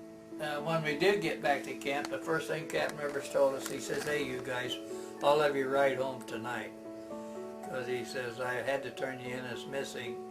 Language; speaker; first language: English; native; English